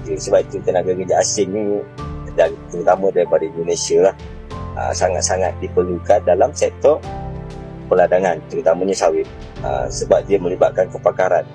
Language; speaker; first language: Malay; native; Malay